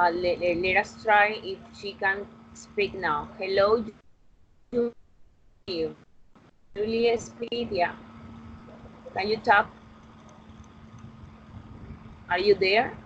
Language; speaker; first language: English; non-native, fluent; Spanish